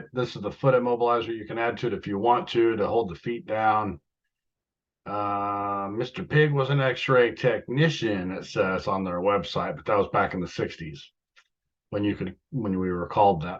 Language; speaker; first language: English; native; English